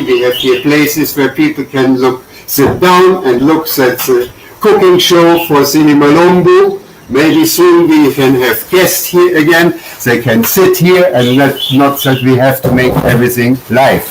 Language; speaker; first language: English; non-native, learner; German